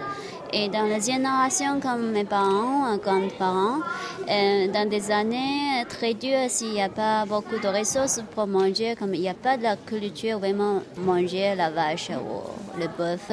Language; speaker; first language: French; non-native, learner; Japanese